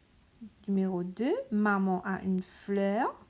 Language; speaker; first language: French; non-native, local second language; Morisyen